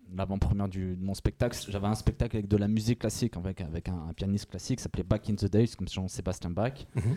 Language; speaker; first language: French; native; French